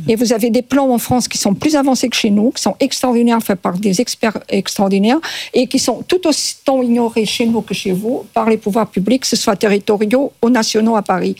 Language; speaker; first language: French; non-native, fluent; Portuguese